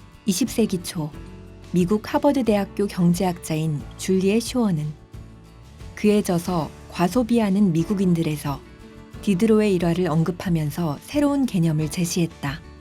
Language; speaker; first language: Korean; native; Korean